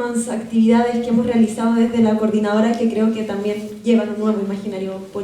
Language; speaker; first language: Spanish; native; Spanish